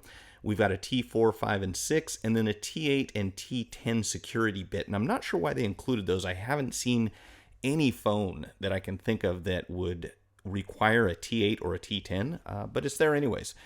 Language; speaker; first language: English; native; English